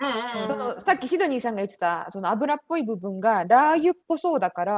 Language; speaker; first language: Japanese; native; Japanese